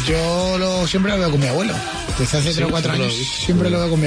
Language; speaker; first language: Spanish; native; Spanish